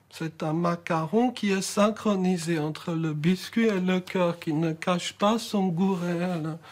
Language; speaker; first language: French; native; French